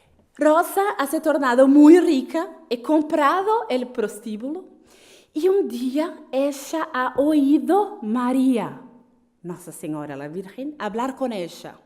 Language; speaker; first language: Spanish; non-native, fluent; Portuguese